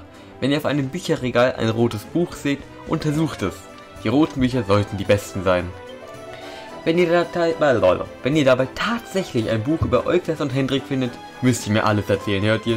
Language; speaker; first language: German; native; German